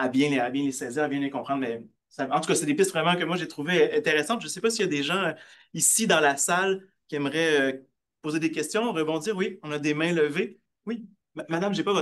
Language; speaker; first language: French; native; French